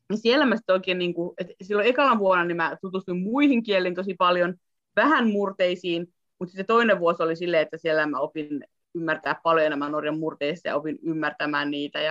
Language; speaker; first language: Finnish; native; Finnish